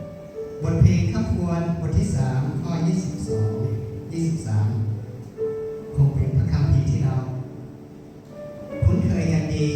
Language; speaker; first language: Thai; non-native, local second language; Iu Mien